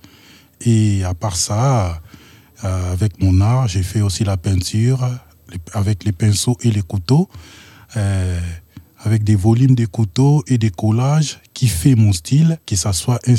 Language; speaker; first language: French; non-native, local second language; Lingala